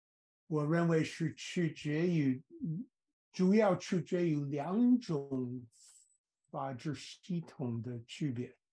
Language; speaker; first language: Chinese; non-native, fluent; English